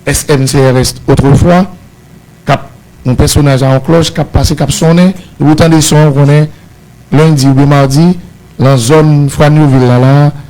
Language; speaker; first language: Haitian Creole; native; Haitian Creole